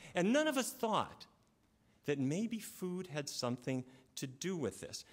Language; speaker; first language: English; native; English